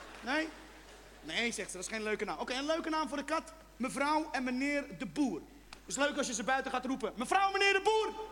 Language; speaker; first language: Dutch; non-native, fluent; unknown